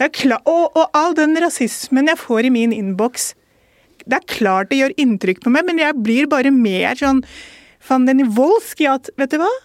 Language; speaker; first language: Norwegian; early bilingual, other home language; Urdu